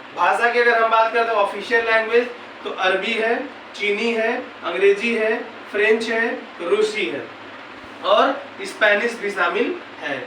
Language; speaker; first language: Hindi; native; Hindi